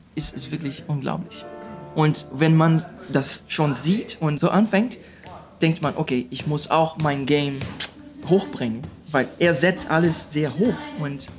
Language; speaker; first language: German; non-native, fluent; Portuguese